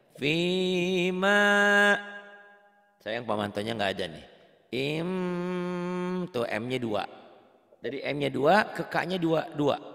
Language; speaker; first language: Indonesian; native; Indonesian